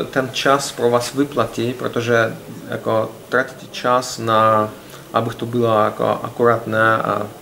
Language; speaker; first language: Czech; non-native, learner; Russian